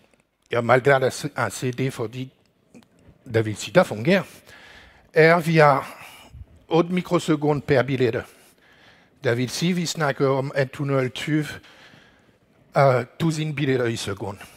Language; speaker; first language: Danish; non-native, learner; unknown